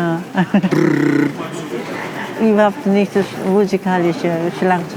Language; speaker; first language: German; non-native, fluent; Korean